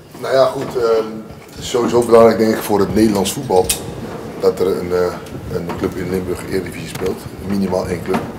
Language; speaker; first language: Dutch; native; Dutch